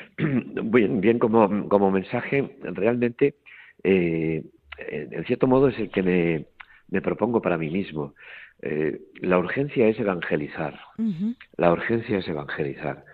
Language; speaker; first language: Spanish; native; Spanish